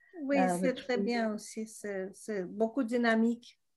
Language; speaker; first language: French; non-native, learner; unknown